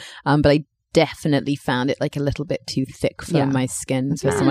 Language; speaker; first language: English; native; English